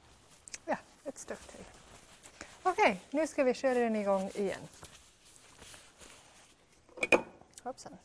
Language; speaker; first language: Swedish; non-native, fluent; English